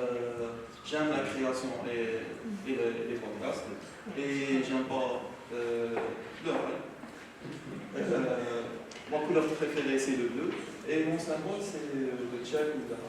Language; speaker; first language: French; non-native, local second language; Arabic